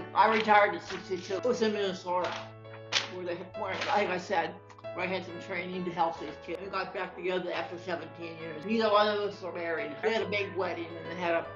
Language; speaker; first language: English; native; English